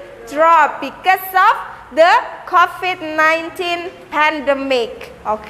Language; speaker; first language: English; non-native, learner; Indonesian